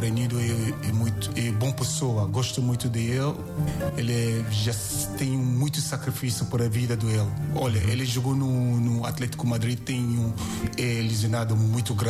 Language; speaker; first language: Portuguese; non-native, learner; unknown